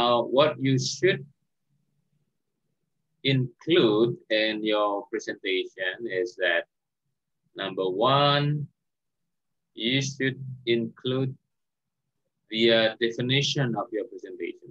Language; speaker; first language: English; non-native, fluent; Indonesian